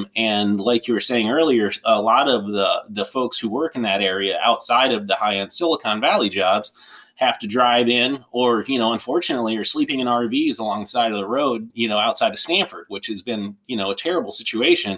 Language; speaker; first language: English; native; English